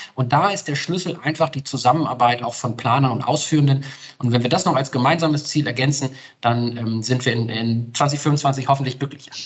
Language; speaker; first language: German; native; German